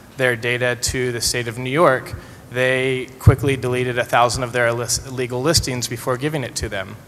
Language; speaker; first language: English; native; English